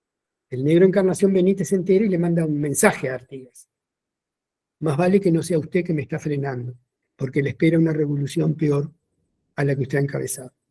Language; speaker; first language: Spanish; native; Spanish